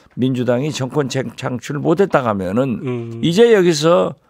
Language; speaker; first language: Korean; native; Korean